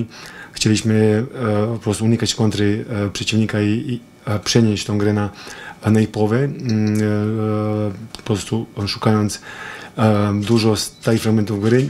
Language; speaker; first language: Polish; non-native, fluent; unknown